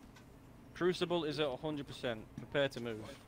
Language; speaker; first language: English; native; English